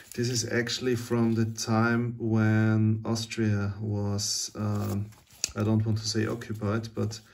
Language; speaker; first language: English; non-native, fluent; German